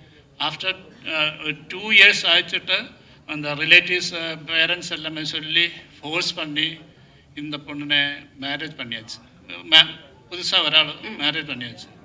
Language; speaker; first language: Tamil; non-native, learner; Malayalam